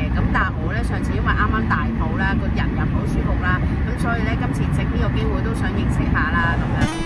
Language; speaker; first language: Cantonese; native; Cantonese